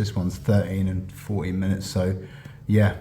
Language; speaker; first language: English; native; English